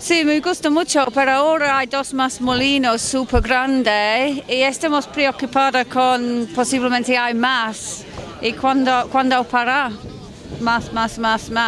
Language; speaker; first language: Spanish; non-native, learner; English